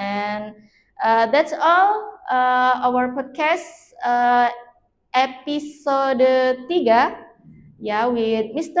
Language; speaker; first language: English; non-native, learner; Indonesian